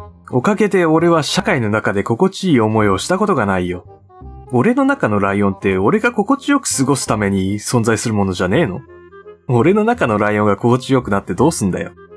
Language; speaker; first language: Japanese; native; Japanese